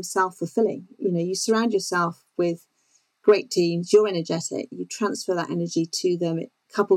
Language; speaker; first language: English; native; English